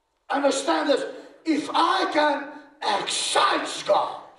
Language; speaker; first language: English; non-native, local second language; Afrikaans